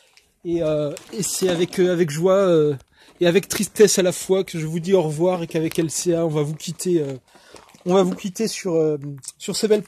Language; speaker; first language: French; native; French